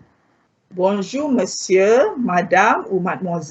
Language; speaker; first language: French; non-native, fluent; Malay